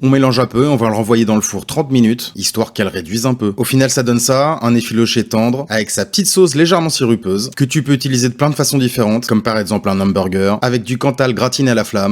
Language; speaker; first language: French; native; French